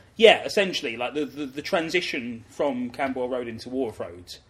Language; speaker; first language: English; native; English